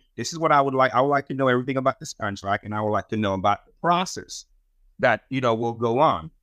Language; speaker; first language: English; non-native, fluent; Haitian Creole